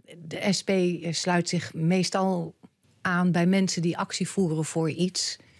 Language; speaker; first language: Dutch; native; Dutch